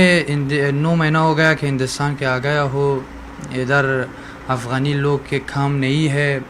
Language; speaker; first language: Hindi; non-native, learner; Persian